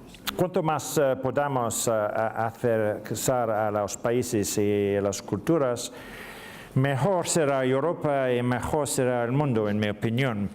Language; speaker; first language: Spanish; non-native, learner; English